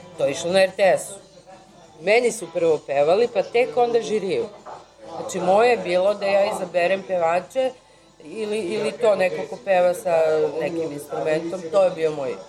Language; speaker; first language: Serbian; native; Serbian